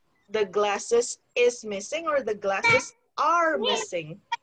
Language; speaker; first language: English; non-native, fluent; Indonesian